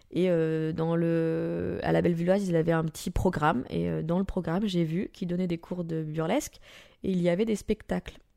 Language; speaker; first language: French; native; French